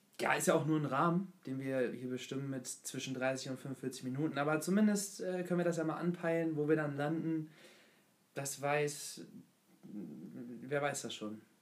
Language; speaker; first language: German; native; German